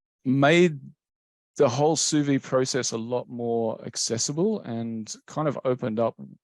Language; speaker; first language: English; native; English